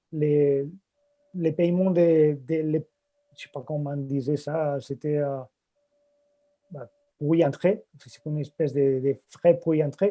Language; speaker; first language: French; non-native, fluent; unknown